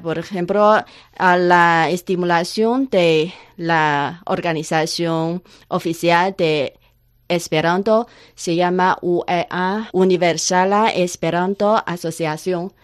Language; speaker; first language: Spanish; non-native, learner; Chinese